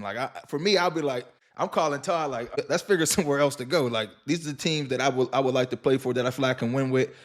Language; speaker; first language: English; native; English